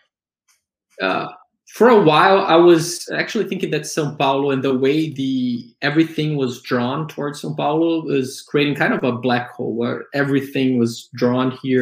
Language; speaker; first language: English; non-native, fluent; Portuguese